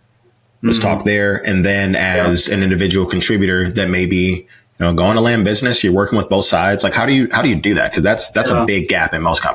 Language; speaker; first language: English; native; English